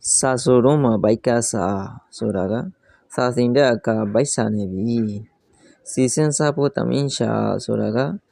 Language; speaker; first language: Burmese; non-native, local second language; Rohingya